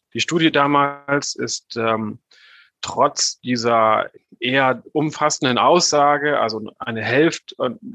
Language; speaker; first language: German; native; German